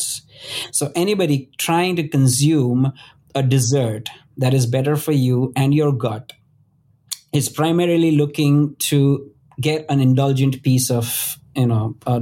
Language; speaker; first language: English; non-native, local second language; Gujarati